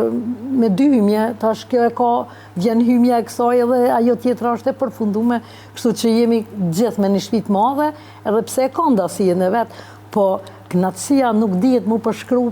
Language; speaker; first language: Albanian; native; Albanian